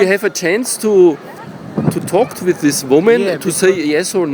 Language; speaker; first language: English; non-native, learner; German